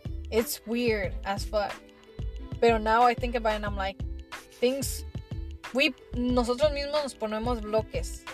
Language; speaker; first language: English; early bilingual, other home language; Spanish